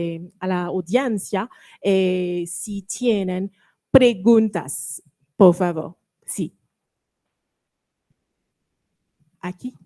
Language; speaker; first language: Spanish; non-native, learner; French